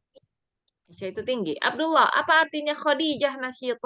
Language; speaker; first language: Indonesian; native; Indonesian